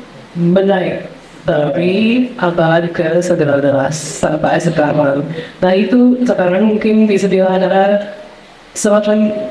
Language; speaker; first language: Indonesian; non-native, fluent; English